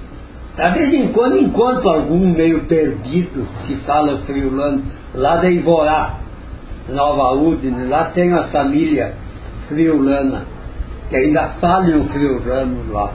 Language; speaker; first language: Portuguese; non-native, local second language; Friulian